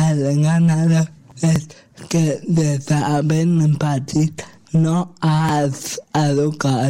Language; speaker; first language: Catalan; non-native, local second language; Spanish